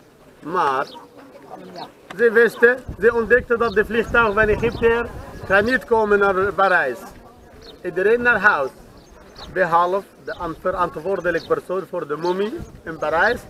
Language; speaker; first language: Dutch; non-native, learner; Arabic